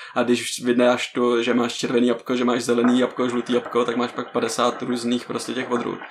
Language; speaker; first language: Czech; native; Czech